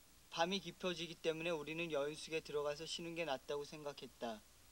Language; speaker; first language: Korean; native; Korean